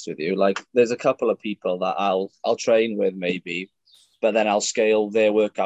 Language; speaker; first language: English; native; English